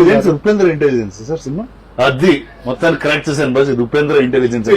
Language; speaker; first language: Telugu; native; Telugu